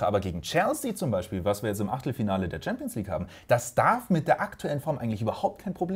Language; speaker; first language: German; native; German